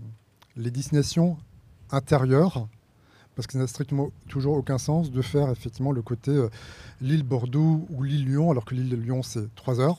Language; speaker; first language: French; native; French